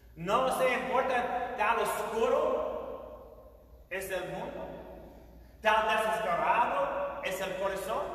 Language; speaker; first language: Spanish; non-native, fluent; English